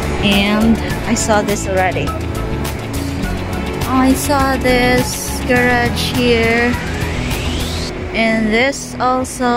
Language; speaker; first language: English; non-native, learner; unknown